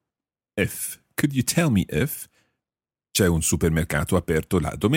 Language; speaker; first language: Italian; non-native, fluent; English